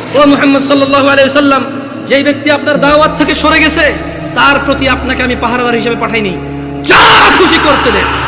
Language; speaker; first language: Bangla; early bilingual, heritage; Bangla